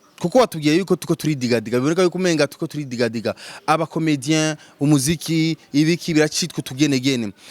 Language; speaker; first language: Rundi; native; Rundi